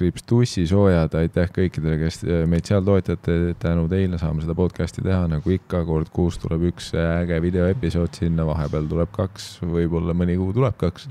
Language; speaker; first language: Estonian; native; Estonian